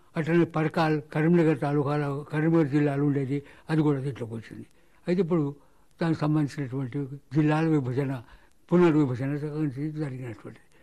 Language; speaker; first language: Telugu; non-native, local second language; Marathi